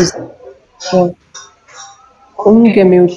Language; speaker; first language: German; non-native, learner; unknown